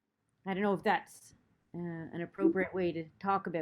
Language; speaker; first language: English; native; English